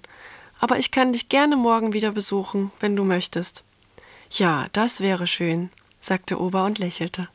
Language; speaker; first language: German; native; German